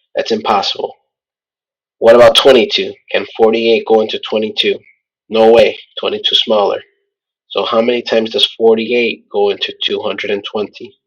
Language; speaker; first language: English; native; English